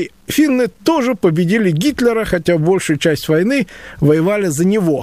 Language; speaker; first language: Russian; native; Russian